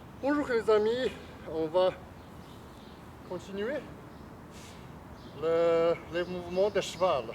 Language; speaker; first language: French; non-native, learner; Chinese